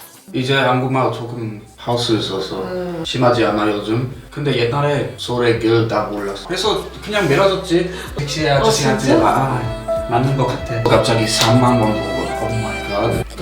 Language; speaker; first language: Korean; non-native, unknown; English